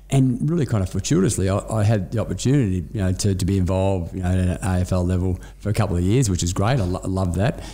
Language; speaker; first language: English; native; English